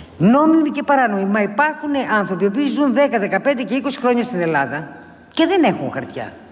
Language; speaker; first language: Greek; native; Greek